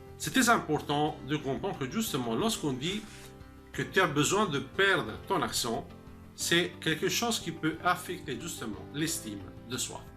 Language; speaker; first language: French; non-native, fluent; Italian